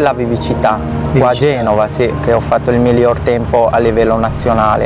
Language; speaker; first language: Italian; non-native, fluent; Arabic